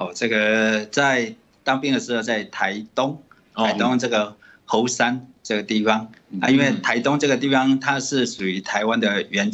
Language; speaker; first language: Chinese; native; Chinese